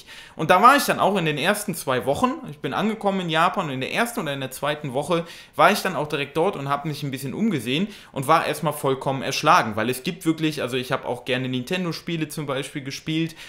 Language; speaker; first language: German; native; German